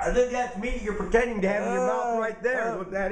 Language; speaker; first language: English; native; English